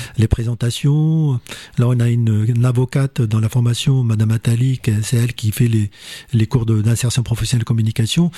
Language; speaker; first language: French; non-native, local second language; Arabic